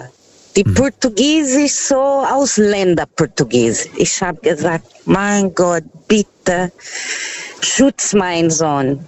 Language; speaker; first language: German; non-native, learner; Portuguese